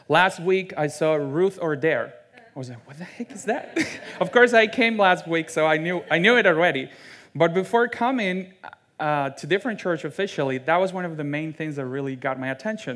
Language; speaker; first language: English; non-native, fluent; Spanish